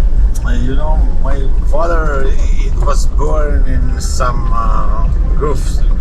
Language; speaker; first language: English; non-native, learner; Albanian